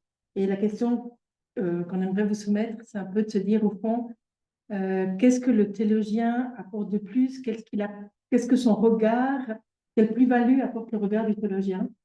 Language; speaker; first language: French; native; French